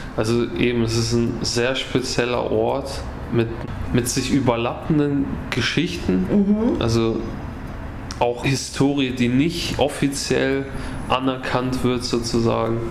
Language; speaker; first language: German; native; German